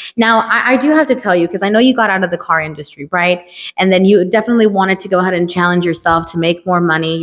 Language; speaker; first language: English; early bilingual, other home language; Spanish